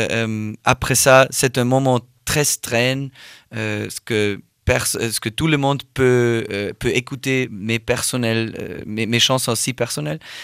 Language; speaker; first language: French; non-native, learner; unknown